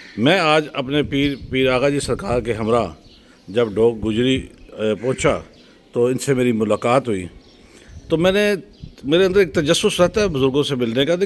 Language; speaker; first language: Urdu; non-native, local second language; Pahari-Potwari